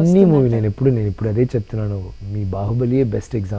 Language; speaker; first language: Telugu; non-native, local second language; Tamil